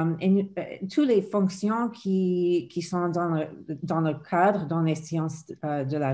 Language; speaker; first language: French; non-native, fluent; English